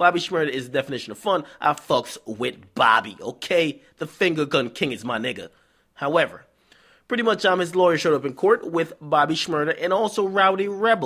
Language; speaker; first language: English; native; English